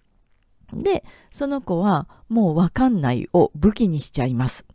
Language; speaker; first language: Japanese; native; Japanese